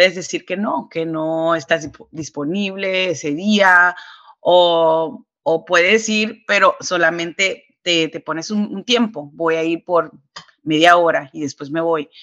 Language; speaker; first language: Spanish; early bilingual, heritage; Spanish